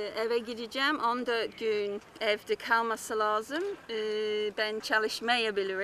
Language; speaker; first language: Turkish; non-native, learner; English